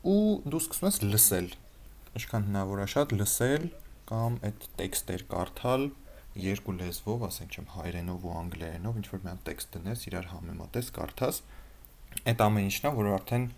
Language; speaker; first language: Armenian; native; Armenian